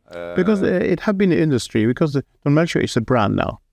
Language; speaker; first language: English; non-native, fluent; Norwegian